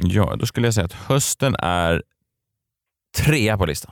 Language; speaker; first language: Swedish; native; Swedish